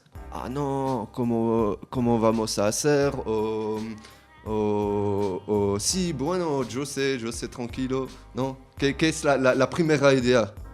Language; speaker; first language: Spanish; non-native, learner; French